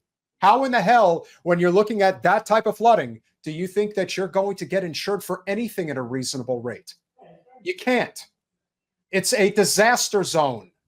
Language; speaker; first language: English; native; English